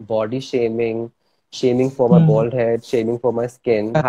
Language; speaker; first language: English; non-native, local second language; Hindi